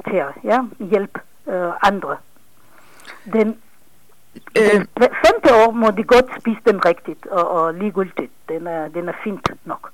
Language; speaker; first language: Danish; non-native, fluent; Hebrew